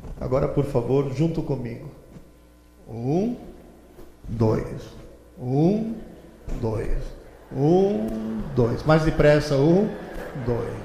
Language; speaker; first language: Portuguese; early bilingual, other home language; Italian